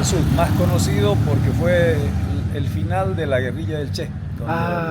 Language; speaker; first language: Spanish; native; Spanish